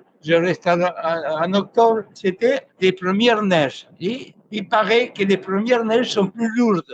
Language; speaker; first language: French; non-native, fluent; Spanish